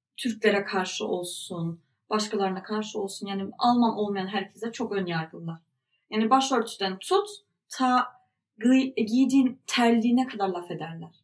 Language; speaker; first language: Turkish; early bilingual, heritage; Turkish